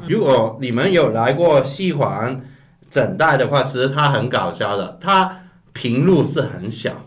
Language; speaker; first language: Chinese; non-native, local second language; Cantonese